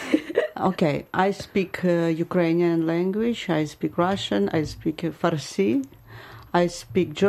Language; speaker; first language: English; non-native, fluent; Ukrainian